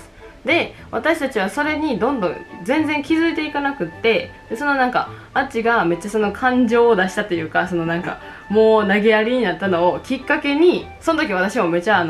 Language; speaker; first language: Japanese; native; Japanese